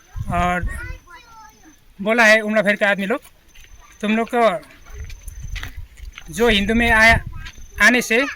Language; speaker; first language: Hindi; non-native, local second language; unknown